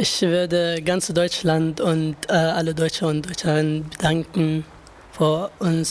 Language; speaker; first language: German; non-native, learner; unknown